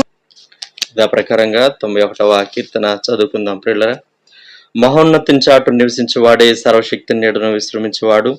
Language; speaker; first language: Telugu; native; Telugu